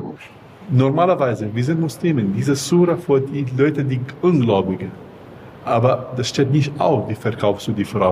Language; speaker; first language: German; non-native, learner; Kurdish